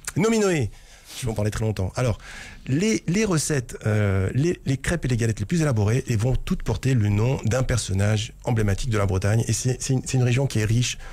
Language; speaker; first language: French; non-native, fluent; Romanian